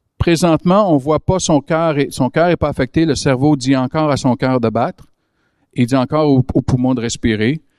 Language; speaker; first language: French; native; French